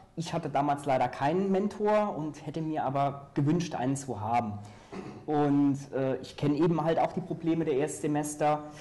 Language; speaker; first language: German; native; German